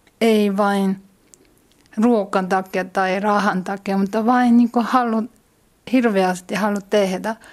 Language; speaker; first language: Finnish; non-native, learner; Korean